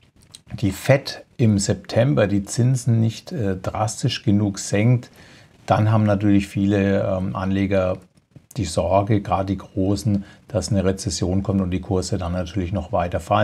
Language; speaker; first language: German; native; German